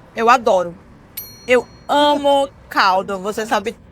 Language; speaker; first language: Portuguese; non-native, fluent; Spanish